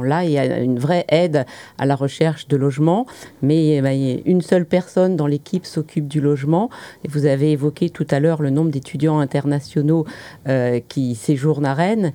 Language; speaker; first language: French; native; French